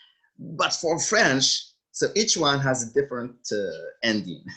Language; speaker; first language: English; non-native, fluent; Arabic